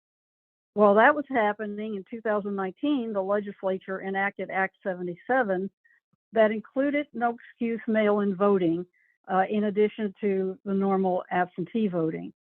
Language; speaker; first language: English; native; English